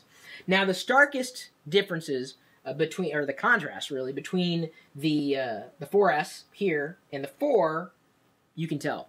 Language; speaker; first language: English; native; English